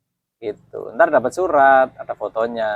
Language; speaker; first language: Indonesian; native; Indonesian